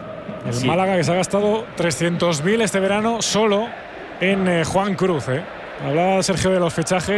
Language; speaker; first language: Spanish; native; Spanish